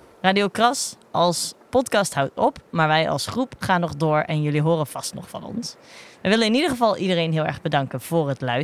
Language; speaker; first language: Dutch; native; Dutch